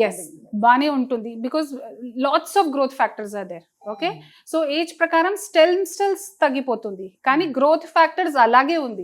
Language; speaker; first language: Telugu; non-native, local second language; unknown